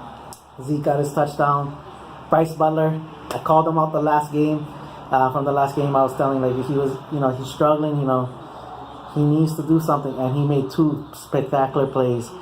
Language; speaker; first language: English; native; English